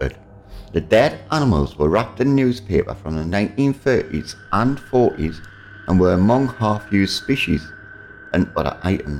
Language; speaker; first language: English; native; English